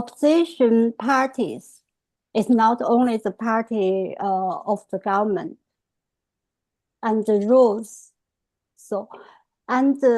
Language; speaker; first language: English; non-native, fluent; Chinese